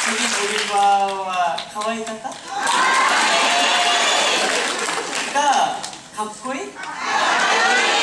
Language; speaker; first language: Japanese; non-native, fluent; Korean